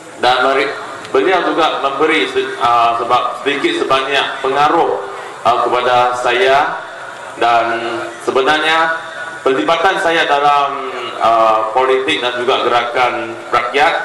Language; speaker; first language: Malay; non-native, local second language; Chinese